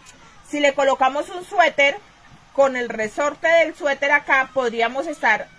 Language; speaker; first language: Spanish; native; Spanish